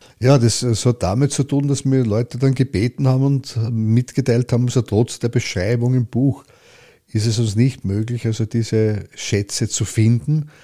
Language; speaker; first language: German; native; German